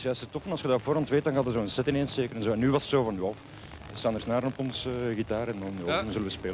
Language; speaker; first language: Dutch; native; Dutch